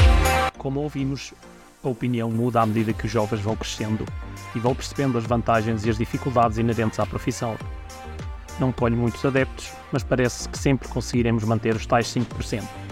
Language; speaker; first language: Portuguese; native; Portuguese